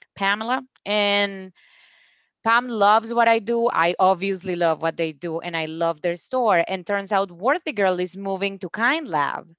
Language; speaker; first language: English; non-native, fluent; Spanish